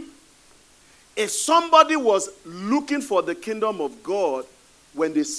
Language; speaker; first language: English; non-native, local second language; Yoruba